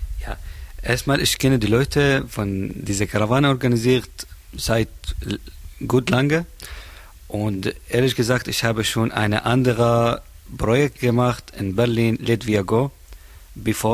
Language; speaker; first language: German; non-native, learner; Arabic